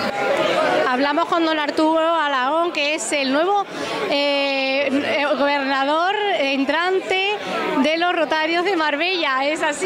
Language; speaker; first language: Spanish; native; Spanish